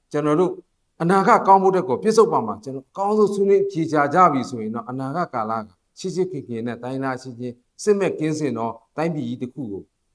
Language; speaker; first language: Burmese; non-native, local second language; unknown